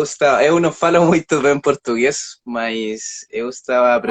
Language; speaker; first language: Portuguese; non-native, learner; Spanish